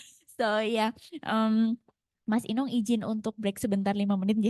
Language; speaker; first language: Indonesian; native; Indonesian